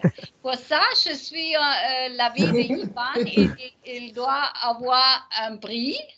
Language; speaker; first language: French; non-native, learner; German